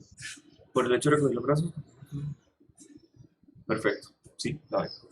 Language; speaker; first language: Spanish; native; Spanish